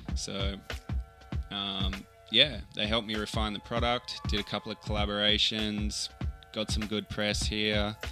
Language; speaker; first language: English; native; English